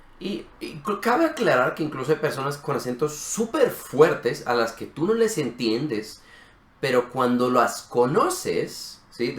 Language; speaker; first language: Spanish; native; Spanish